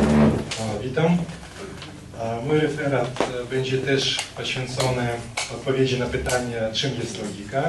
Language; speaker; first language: Polish; non-native, fluent; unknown